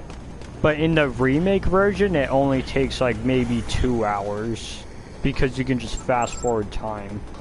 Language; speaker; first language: English; native; English